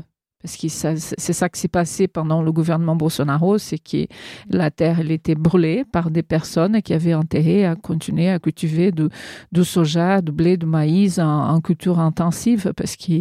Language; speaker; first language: French; non-native, fluent; Portuguese